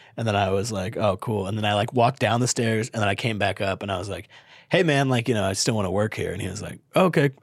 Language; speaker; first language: English; native; English